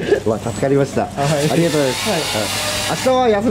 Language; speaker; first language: Japanese; native; Japanese